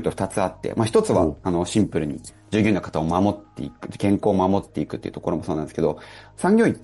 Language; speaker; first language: Japanese; native; Japanese